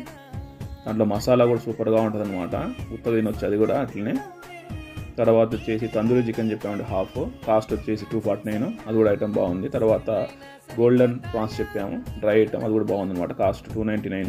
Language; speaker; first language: Telugu; native; Telugu